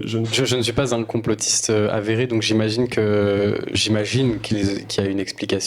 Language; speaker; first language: French; native; French